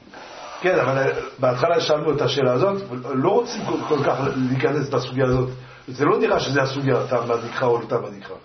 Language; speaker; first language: Hebrew; non-native, fluent; French